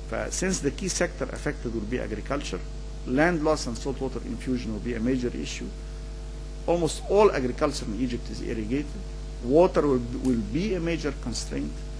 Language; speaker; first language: English; non-native, fluent; Arabic